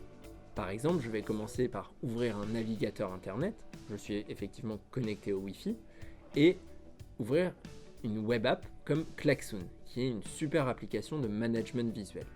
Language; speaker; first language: French; native; French